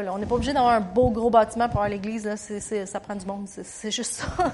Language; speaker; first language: French; native; French